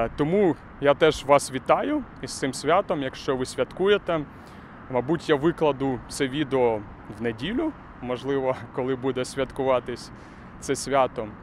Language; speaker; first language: Ukrainian; native; Ukrainian